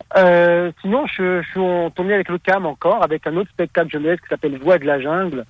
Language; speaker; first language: French; native; French